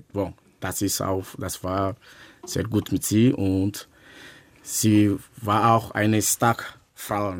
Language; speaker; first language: German; non-native, learner; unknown